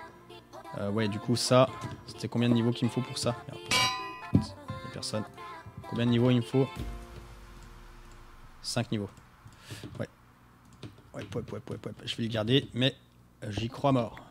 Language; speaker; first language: French; native; French